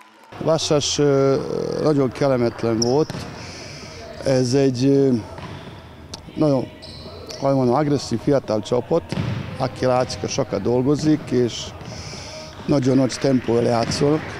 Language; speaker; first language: Hungarian; non-native, learner; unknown